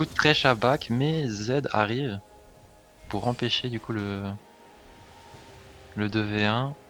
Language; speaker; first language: French; native; French